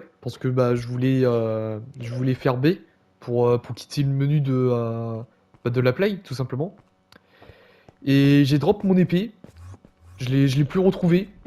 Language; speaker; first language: French; native; French